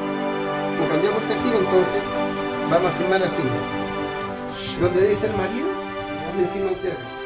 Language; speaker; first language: Spanish; native; Spanish